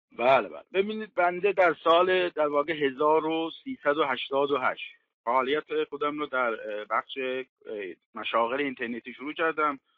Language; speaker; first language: Persian; non-native, local second language; Azerbaijani